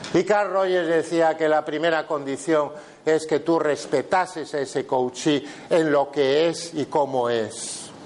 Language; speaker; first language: Spanish; native; Spanish